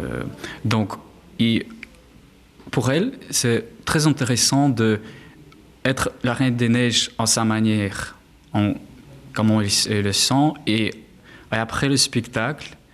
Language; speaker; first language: French; non-native, learner; Russian